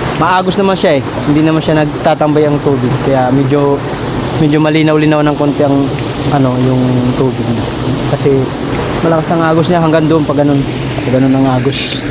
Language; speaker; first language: Filipino; non-native, local second language; Waray